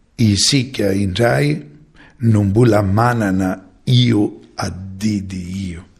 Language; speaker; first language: Malagasy; non-native, fluent; Maltese